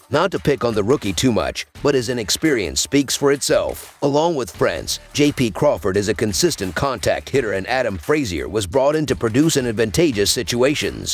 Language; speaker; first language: English; native; English